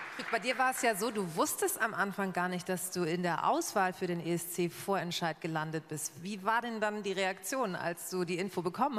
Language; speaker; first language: German; native; German